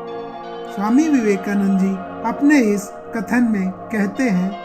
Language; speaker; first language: Hindi; native; Hindi